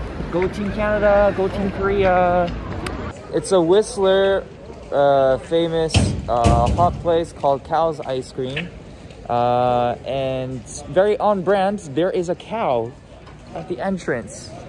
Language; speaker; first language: English; early bilingual, other home language; Korean